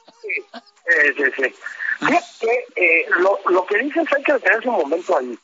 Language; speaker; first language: Spanish; native; Spanish